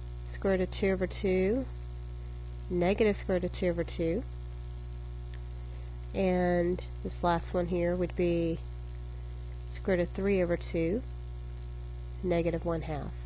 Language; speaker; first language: English; native; English